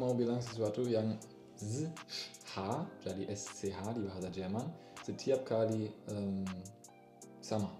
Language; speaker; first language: Indonesian; non-native, learner; German